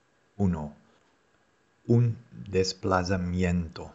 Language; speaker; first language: Spanish; non-native, fluent; Dutch